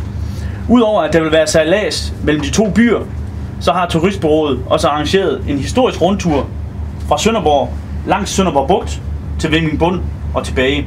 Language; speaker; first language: Danish; native; Danish